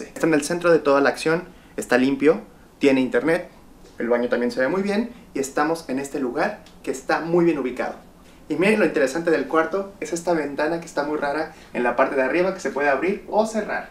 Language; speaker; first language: Spanish; native; Spanish